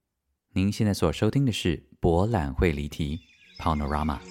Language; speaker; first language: Chinese; native; Chinese